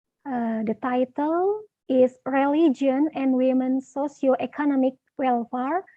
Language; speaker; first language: English; non-native, learner; Indonesian